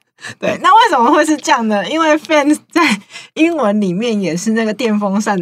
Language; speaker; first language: Chinese; native; Chinese